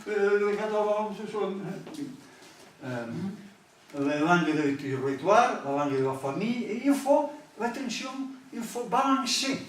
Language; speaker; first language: French; non-native, learner; Catalan